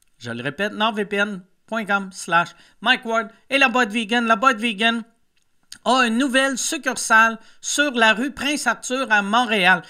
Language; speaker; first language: French; native; French